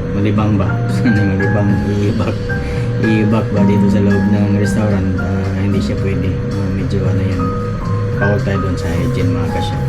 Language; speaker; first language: Filipino; non-native, local second language; Hiligaynon